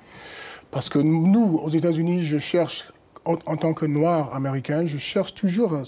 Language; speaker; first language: French; non-native, fluent; English